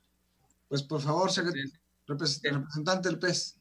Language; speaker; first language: Spanish; native; Spanish